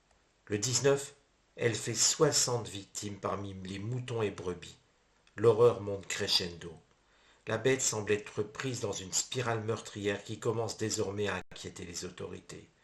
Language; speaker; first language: French; native; French